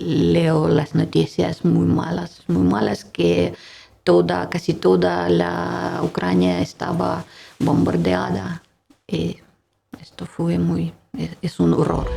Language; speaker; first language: Spanish; non-native, learner; Russian